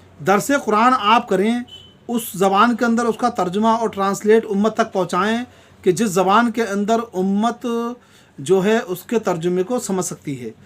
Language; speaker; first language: Urdu; native; Urdu